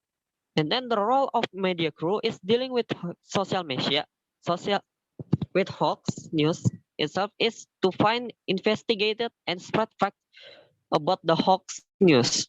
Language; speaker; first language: English; non-native, learner; Indonesian